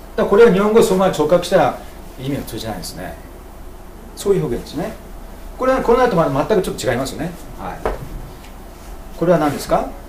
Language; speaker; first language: Japanese; native; Japanese